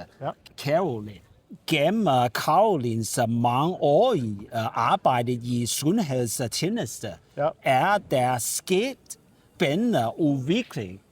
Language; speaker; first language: Danish; non-native, learner; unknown